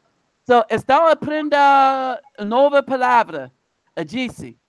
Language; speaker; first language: Portuguese; non-native, learner; English